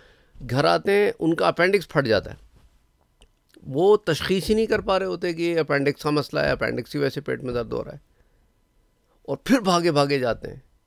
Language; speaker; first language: Urdu; native; Urdu